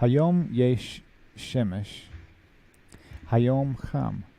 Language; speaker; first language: Hebrew; non-native, learner; English